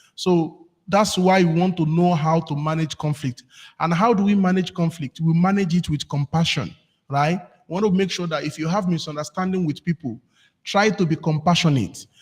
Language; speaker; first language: English; non-native, local second language; Yoruba